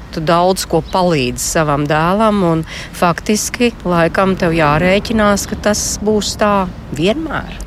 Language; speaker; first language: Latvian; native; Latvian